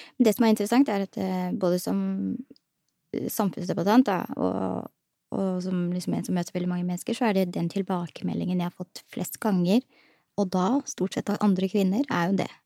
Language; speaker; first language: Norwegian; early bilingual, other home language; Somali